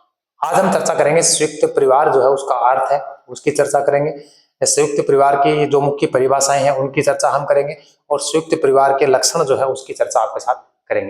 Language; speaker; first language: Hindi; native; Hindi